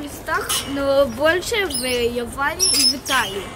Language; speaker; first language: Russian; early bilingual, heritage; Russian